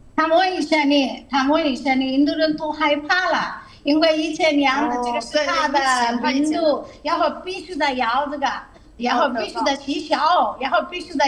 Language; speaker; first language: Chinese; non-native, fluent; Telugu